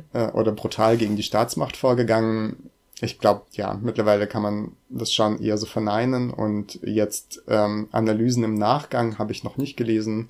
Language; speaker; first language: German; early bilingual, other home language; Russian